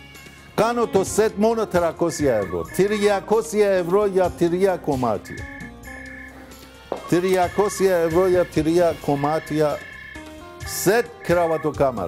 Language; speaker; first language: Greek; non-native, fluent; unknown